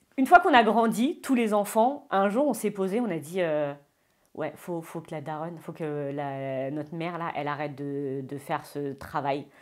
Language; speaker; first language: French; native; French